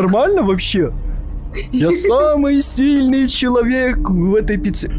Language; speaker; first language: Russian; native; Russian